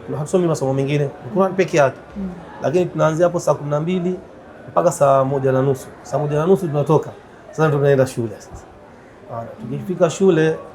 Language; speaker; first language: Swahili; native; Swahili